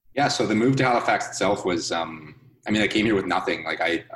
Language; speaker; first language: English; native; English